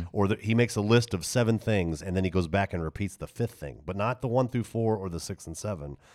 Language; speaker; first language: English; native; English